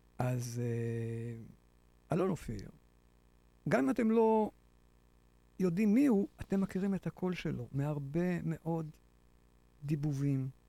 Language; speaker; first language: Hebrew; native; Hebrew